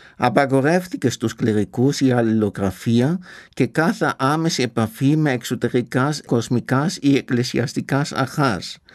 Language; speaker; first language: Greek; non-native, fluent; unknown